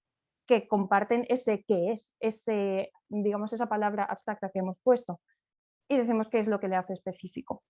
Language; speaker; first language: Spanish; native; Spanish